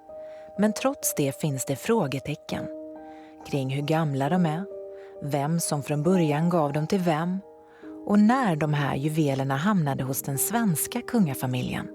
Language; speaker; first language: Swedish; native; Swedish